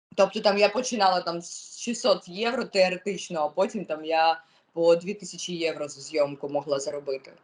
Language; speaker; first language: Ukrainian; non-native, local second language; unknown